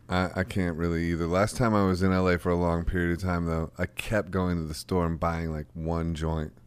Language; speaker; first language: English; native; English